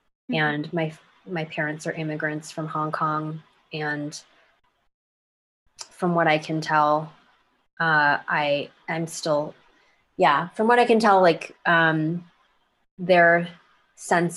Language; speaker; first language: English; native; English